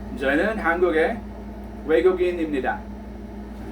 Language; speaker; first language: Korean; non-native, learner; Filipino